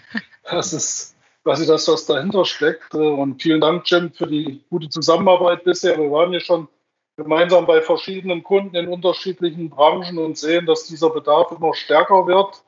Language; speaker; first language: German; native; German